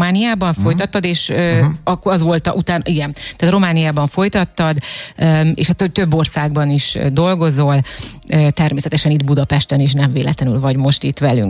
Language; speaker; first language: Hungarian; native; Hungarian